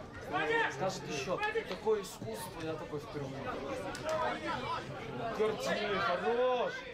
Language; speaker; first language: Russian; native; Russian